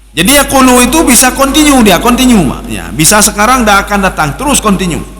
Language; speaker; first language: Malay; non-native, local second language; Achinese